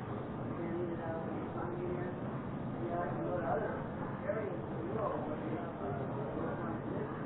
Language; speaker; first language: English; native; English